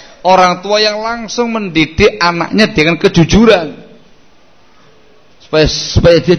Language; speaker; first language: Indonesian; non-native, local second language; Javanese